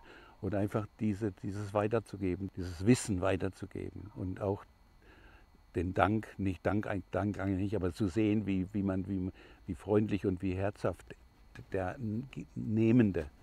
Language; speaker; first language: German; non-native, fluent; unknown